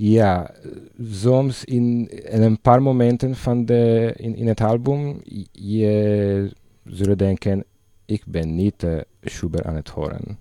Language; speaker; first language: Dutch; non-native, learner; Italian